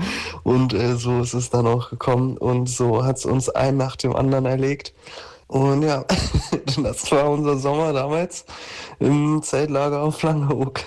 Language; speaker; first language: German; native; German